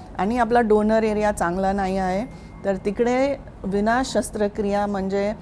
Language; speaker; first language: Marathi; non-native, local second language; Hindi